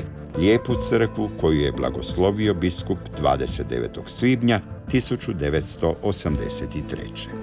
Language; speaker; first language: Croatian; native; Croatian